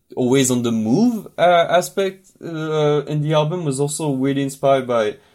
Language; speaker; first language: English; non-native, fluent; French